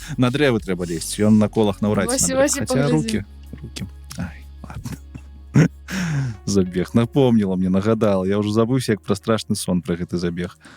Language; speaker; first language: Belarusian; non-native, local second language; Russian